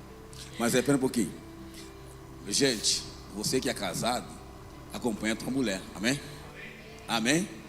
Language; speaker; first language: Portuguese; native; Portuguese